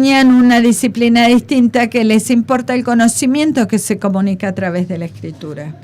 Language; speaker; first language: Spanish; non-native, fluent; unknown